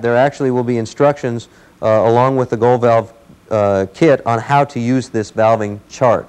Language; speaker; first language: English; native; English